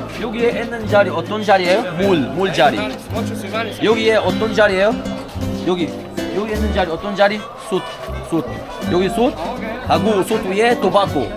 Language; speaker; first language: Korean; non-native, learner; Arabic